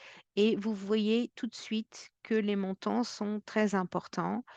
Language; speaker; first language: French; native; French